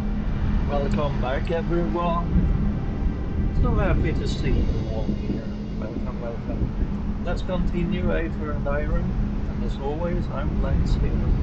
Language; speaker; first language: English; non-native, fluent; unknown